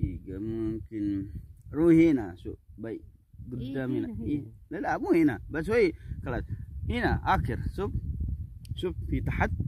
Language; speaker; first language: Arabic; non-native, learner; Indonesian